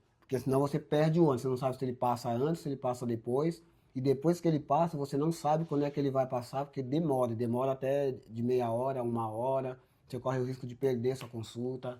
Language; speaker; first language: Portuguese; native; Portuguese